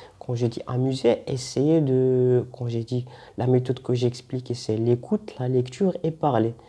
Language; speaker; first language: French; non-native, local second language; Arabic